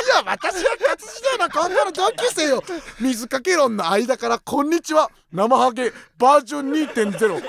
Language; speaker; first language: Japanese; native; Japanese